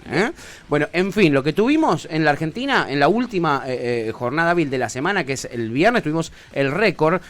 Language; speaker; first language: Spanish; native; Spanish